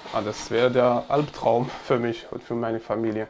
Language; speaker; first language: German; non-native, fluent; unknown